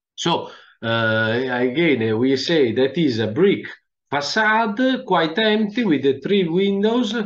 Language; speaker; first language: English; non-native, fluent; Italian